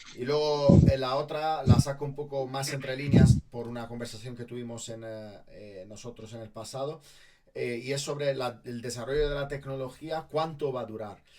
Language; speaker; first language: Spanish; native; Spanish